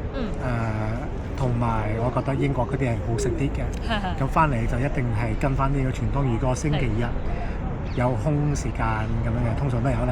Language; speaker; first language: Cantonese; early bilingual, heritage; Cantonese